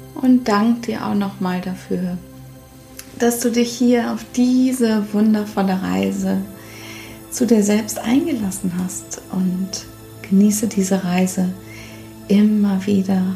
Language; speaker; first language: German; native; German